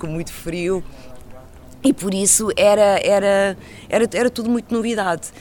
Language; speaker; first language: Portuguese; early bilingual, other home language; French